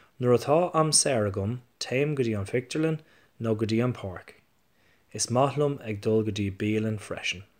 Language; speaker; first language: Irish; non-native, local second language; English